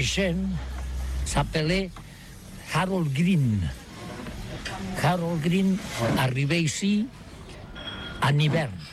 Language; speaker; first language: French; non-native, learner; Catalan